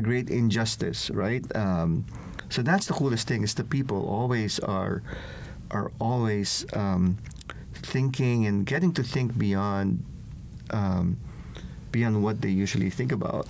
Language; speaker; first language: English; non-native, local second language; Filipino